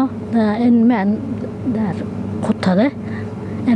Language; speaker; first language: Swedish; non-native, learner; Somali